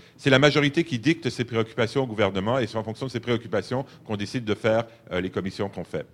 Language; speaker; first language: French; native; French